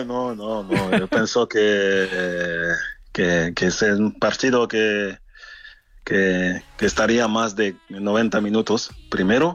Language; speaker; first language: Spanish; non-native, learner; French